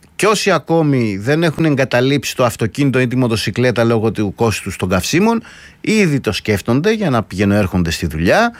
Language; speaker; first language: Greek; native; Greek